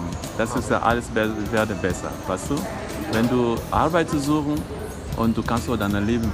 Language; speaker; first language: German; non-native, learner; Lingala